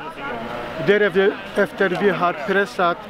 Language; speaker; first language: Swedish; non-native, fluent; Somali